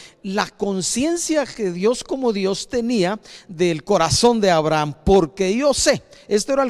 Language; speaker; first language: Spanish; native; Spanish